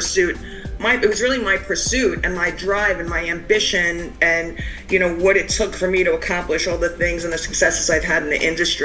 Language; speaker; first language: English; native; English